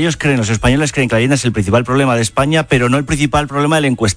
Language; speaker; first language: Spanish; native; Spanish